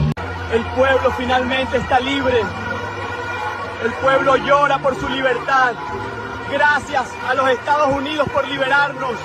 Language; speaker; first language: Spanish; native; Spanish